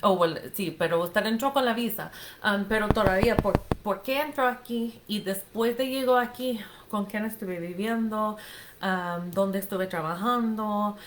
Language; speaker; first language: Spanish; non-native, fluent; English